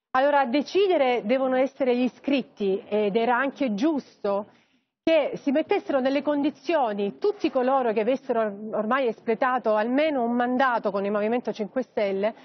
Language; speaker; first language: Italian; native; Italian